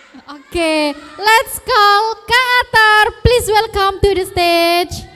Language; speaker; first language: English; non-native, fluent; Indonesian